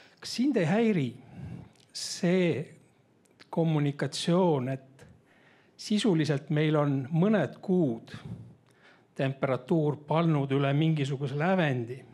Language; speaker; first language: Estonian; native; Estonian